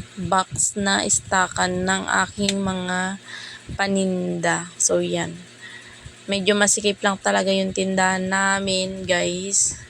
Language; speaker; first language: Filipino; native; Filipino